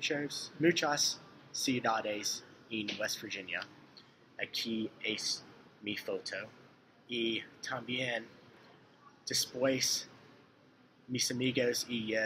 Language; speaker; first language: Spanish; non-native, learner; English